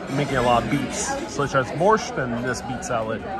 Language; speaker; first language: English; native; English